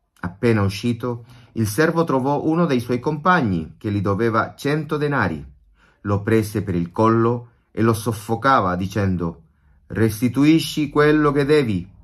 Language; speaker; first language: Italian; non-native, fluent; Spanish